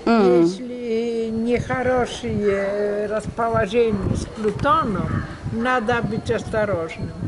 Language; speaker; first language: Russian; non-native, learner; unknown